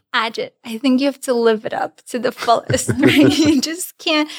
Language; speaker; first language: English; non-native, fluent; Russian